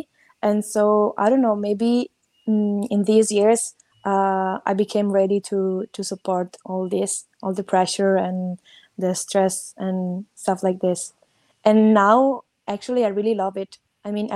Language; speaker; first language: English; non-native, fluent; Italian